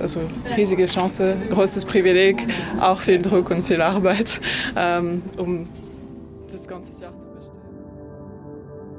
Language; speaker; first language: German; non-native, fluent; French